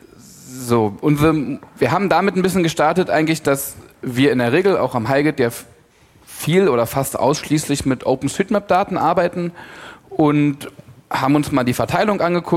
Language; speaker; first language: German; native; German